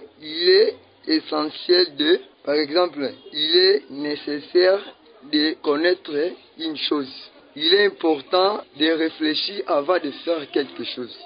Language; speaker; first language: French; non-native, learner; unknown